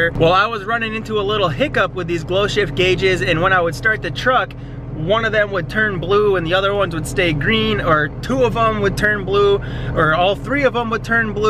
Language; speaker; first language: English; native; English